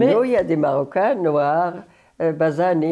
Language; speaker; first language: French; non-native, learner; Arabic